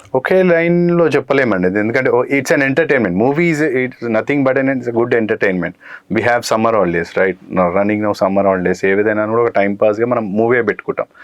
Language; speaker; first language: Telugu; native; Telugu